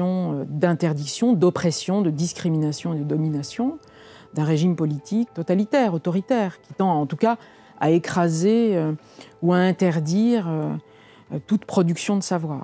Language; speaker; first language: French; native; French